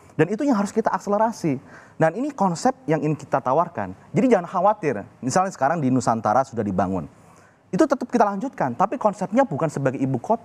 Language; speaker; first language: Indonesian; native; Indonesian